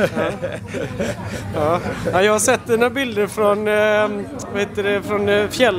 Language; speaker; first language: Swedish; native; Swedish